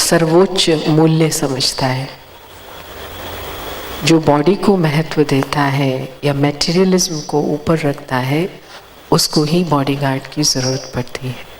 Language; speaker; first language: Hindi; native; Hindi